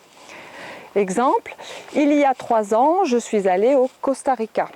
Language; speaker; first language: French; native; French